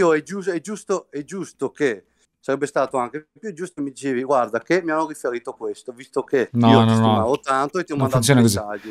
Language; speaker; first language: Italian; native; Italian